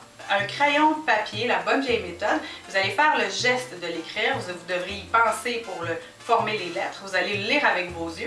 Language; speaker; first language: French; native; French